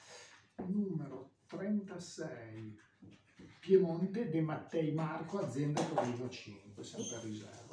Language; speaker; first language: Italian; native; Italian